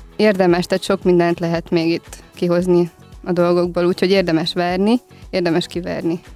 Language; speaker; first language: Hungarian; native; Hungarian